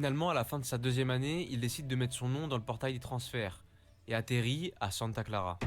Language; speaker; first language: French; native; French